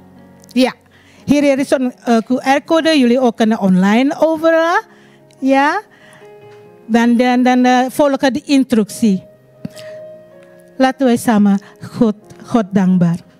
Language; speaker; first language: Dutch; non-native, learner; Indonesian